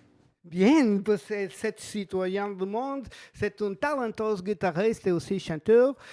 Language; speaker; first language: French; non-native, learner; Spanish